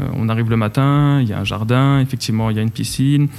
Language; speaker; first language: French; non-native, local second language; Arabic